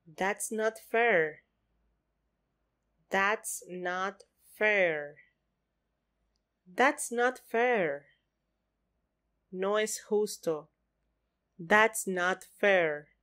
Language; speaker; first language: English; non-native, fluent; Spanish